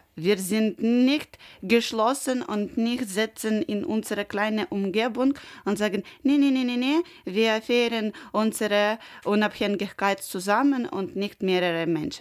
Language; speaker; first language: German; non-native, learner; Ukrainian